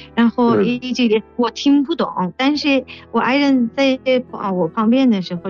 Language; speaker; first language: Chinese; non-native, fluent; Persian